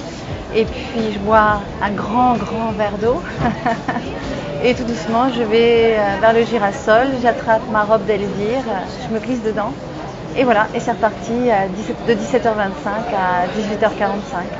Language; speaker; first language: French; native; French